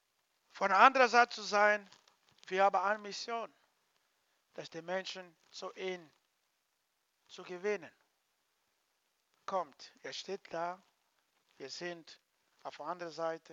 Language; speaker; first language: German; non-native, learner; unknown